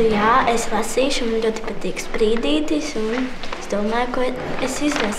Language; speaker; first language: Latvian; non-native, local second language; Russian